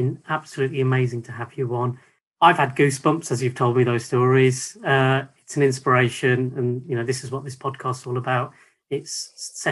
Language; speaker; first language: English; native; English